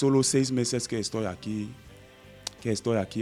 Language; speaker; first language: Spanish; non-native, learner; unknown